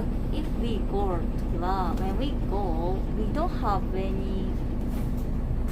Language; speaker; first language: English; non-native, learner; Japanese